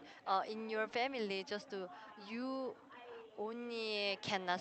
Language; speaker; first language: English; non-native, learner; Korean